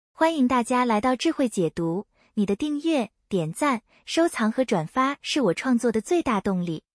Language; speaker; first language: Chinese; native; Chinese